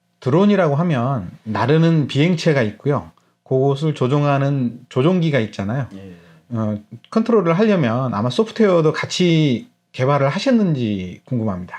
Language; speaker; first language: Korean; native; Korean